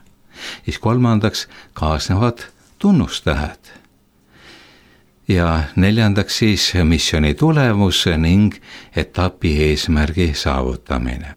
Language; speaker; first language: Estonian; native; Estonian